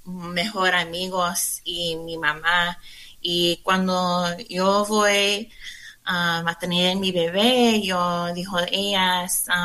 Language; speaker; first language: Spanish; non-native, learner; English